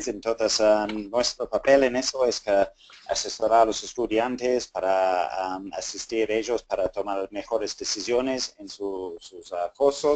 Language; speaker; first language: Spanish; non-native, fluent; English